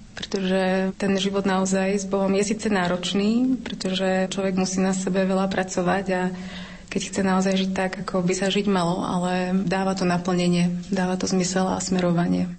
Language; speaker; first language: Slovak; native; Slovak